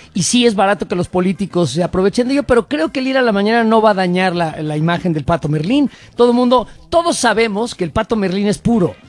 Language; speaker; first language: Spanish; native; Spanish